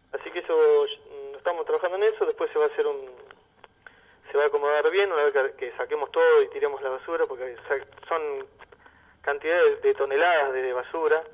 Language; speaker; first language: Spanish; native; Spanish